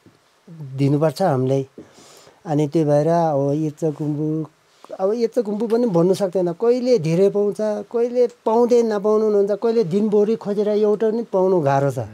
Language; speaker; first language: Nepali; non-native, local second language; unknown